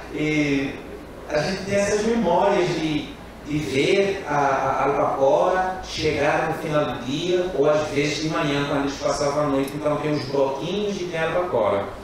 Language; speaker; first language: Portuguese; non-native, local second language; Kabuverdianu